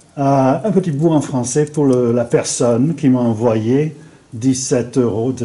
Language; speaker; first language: French; non-native, fluent; English